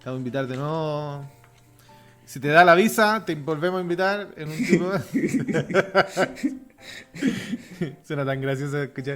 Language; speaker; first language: Spanish; native; Spanish